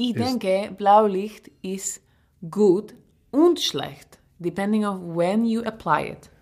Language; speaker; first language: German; non-native, learner; English